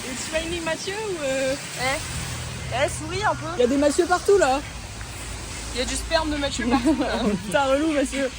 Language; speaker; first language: French; native; French